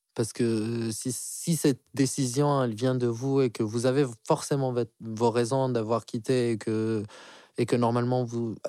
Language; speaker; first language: French; non-native, local second language; Arabic